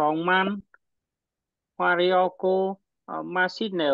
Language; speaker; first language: Korean; non-native, learner; Vietnamese